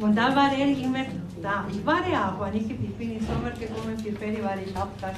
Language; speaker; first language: German; non-native, learner; Spanish